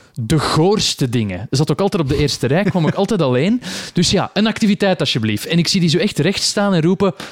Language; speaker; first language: Dutch; native; Dutch